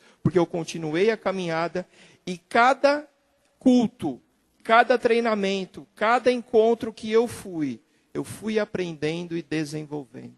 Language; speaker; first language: Portuguese; native; Portuguese